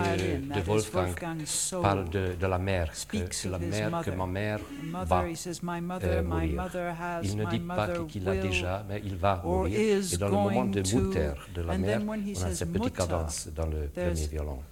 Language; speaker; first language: French; non-native, fluent; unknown